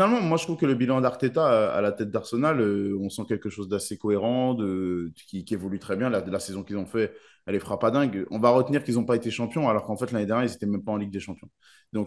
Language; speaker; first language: French; native; French